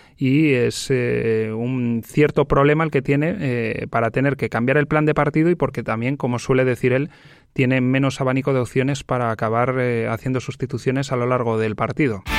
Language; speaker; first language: Spanish; native; Spanish